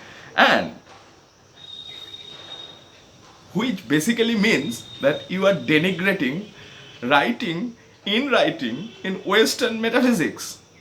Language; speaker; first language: English; non-native, local second language; Bangla